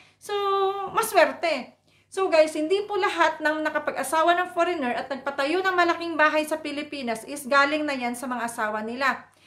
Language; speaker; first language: Filipino; non-native, local second language; Cebuano